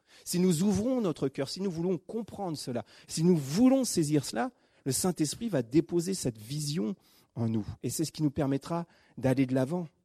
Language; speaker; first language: French; native; French